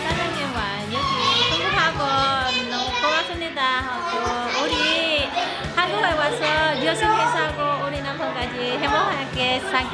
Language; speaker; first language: Korean; non-native, learner; Vietnamese